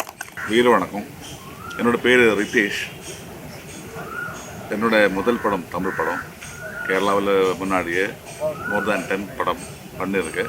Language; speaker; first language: Tamil; non-native, learner; Malayalam